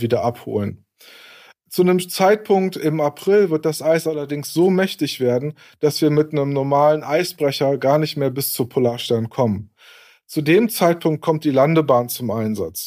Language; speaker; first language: German; native; German